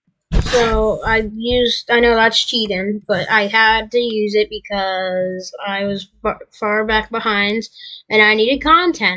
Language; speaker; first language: English; native; English